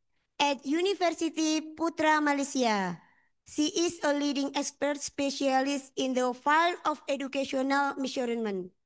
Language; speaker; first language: English; non-native, fluent; Indonesian